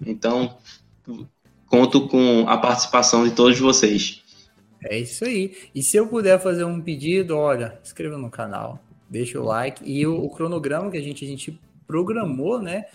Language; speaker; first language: Portuguese; native; Portuguese